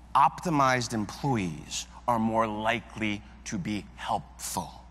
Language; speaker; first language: English; native; English